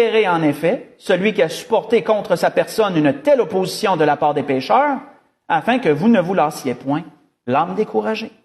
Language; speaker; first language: French; native; French